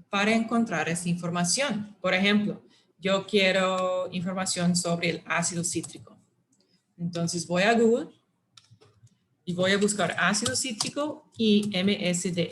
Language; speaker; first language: Spanish; non-native, fluent; English